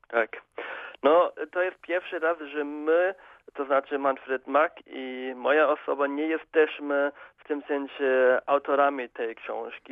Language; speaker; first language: Polish; non-native, fluent; German